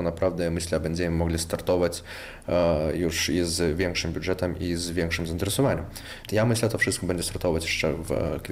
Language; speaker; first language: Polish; non-native, local second language; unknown